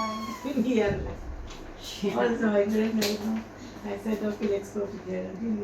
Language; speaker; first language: English; non-native, learner; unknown